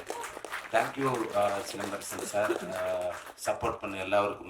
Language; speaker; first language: Tamil; non-native, learner; Malayalam